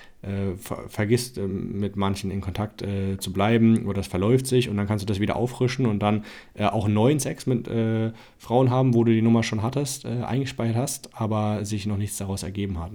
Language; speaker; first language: German; native; German